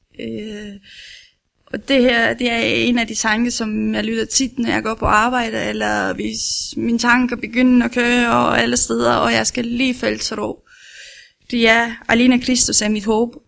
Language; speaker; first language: Danish; non-native, learner; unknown